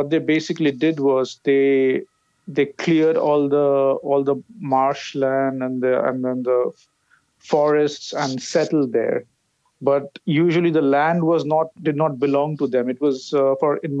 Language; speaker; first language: English; non-native, local second language; Bangla